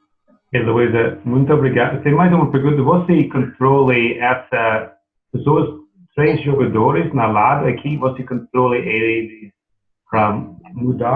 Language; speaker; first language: Portuguese; non-native, learner; English